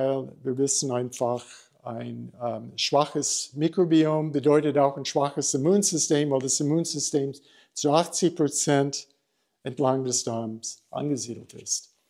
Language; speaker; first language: German; non-native, fluent; English